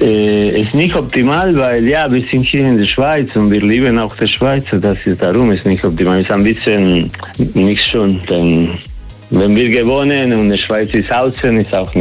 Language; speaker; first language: German; non-native, learner; Spanish